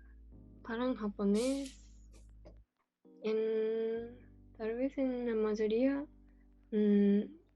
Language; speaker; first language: Spanish; non-native, fluent; Japanese